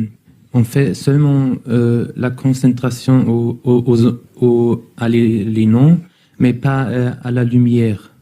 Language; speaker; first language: French; non-native, learner; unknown